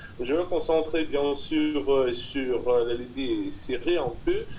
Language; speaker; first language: French; non-native, fluent; Russian